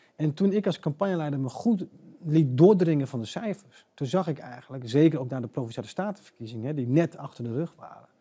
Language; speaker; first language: Dutch; native; Dutch